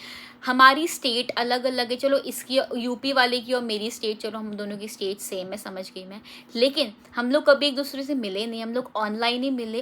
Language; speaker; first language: Hindi; native; Hindi